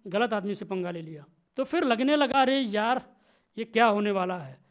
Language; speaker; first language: Hindi; native; Hindi